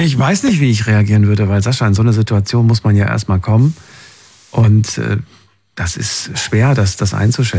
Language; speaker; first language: German; native; German